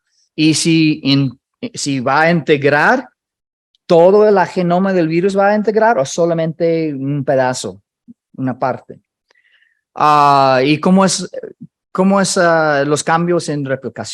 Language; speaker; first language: Spanish; non-native, fluent; English